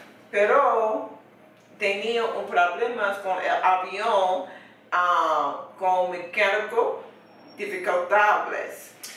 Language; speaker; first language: Spanish; non-native, learner; English